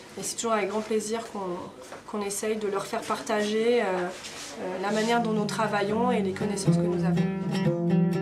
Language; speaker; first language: French; early bilingual, other home language; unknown